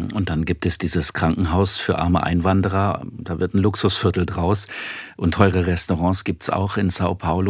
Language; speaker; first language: German; native; German